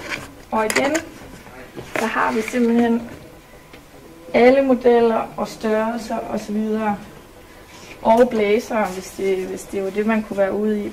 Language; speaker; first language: Danish; native; Danish